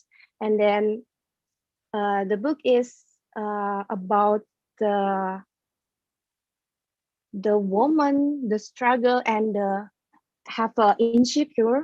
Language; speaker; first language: English; non-native, learner; Indonesian